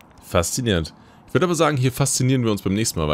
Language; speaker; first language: German; native; German